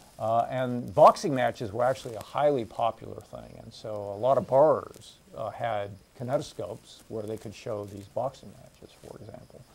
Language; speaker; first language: English; native; English